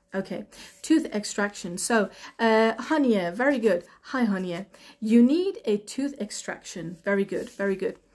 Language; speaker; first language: English; native; English